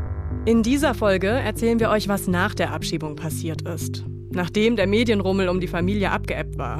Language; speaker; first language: German; native; German